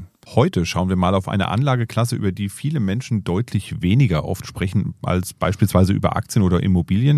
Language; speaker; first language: German; native; German